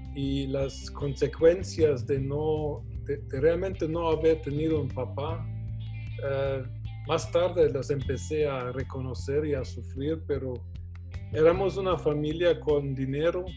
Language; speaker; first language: Spanish; non-native, fluent; German